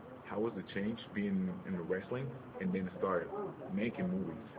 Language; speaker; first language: English; non-native, learner; Spanish